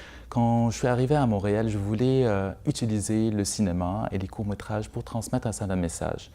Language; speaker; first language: French; non-native, local second language; Arabic